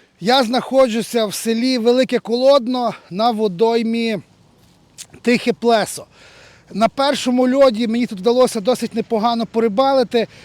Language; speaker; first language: Ukrainian; native; Ukrainian